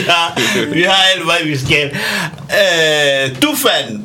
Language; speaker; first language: Danish; non-native, fluent; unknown